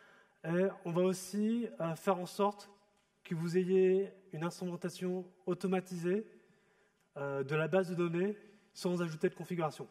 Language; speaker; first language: French; native; French